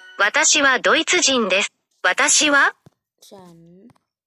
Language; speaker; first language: Japanese; non-native, learner; Thai